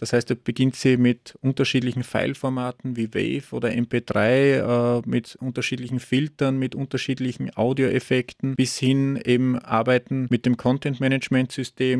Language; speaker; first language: German; native; German